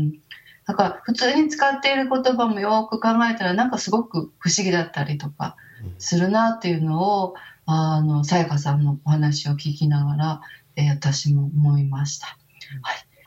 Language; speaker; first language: Japanese; native; Japanese